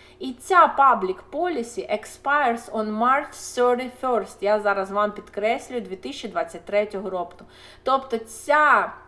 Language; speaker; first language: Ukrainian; non-native, local second language; Russian